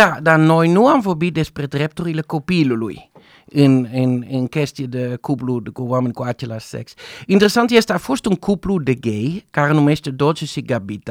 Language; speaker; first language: Romanian; non-native, fluent; Dutch